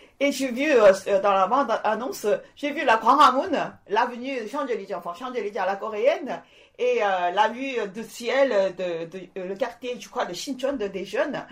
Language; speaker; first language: French; non-native, fluent; Korean